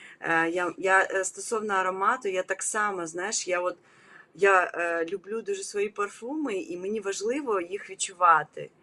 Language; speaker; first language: Ukrainian; non-native, local second language; Russian